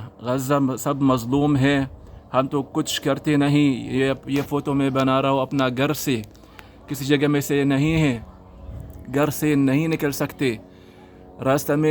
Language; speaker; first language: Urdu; non-native, learner; Arabic